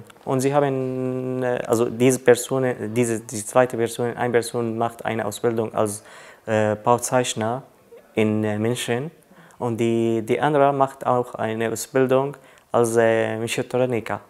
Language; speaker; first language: German; non-native, learner; Arabic